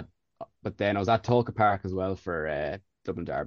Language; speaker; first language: English; native; English